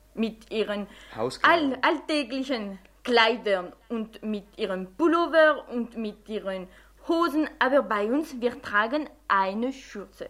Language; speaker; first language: German; non-native, fluent; French